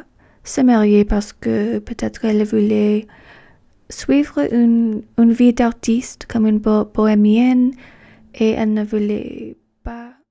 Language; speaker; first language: French; non-native, fluent; English